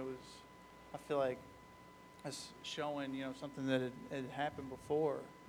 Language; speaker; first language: English; native; English